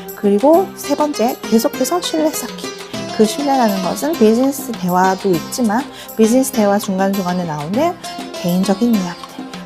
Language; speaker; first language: Korean; native; Korean